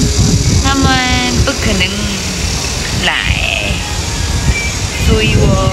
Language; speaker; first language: Chinese; non-native, learner; Korean